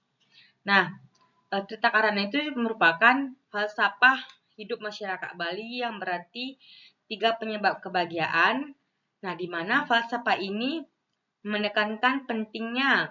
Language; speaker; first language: Indonesian; non-native, local second language; Balinese